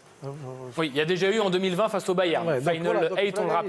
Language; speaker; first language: French; native; French